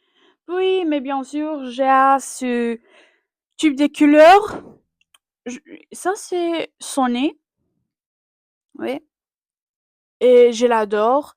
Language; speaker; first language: French; non-native, learner; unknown